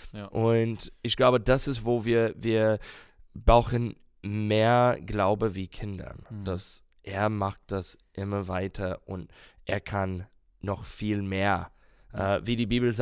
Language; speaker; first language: German; non-native, fluent; English